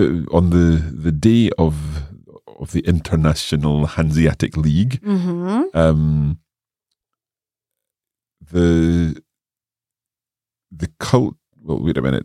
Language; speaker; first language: English; native; English